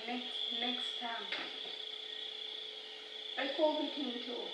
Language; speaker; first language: English; non-native, learner; Thai